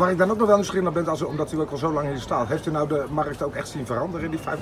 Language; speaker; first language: Dutch; native; Dutch